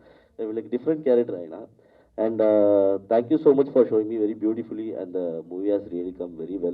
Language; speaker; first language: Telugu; non-native, learner; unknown